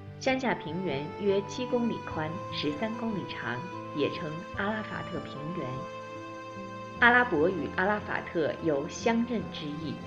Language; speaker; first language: Chinese; native; Chinese